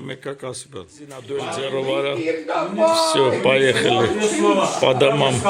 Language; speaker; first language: Russian; non-native, local second language; Armenian